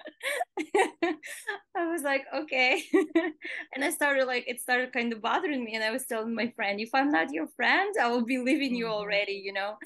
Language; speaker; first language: English; non-native, fluent; Kazakh